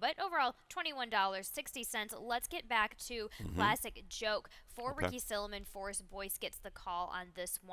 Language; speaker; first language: English; native; English